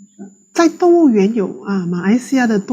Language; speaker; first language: Chinese; native; Chinese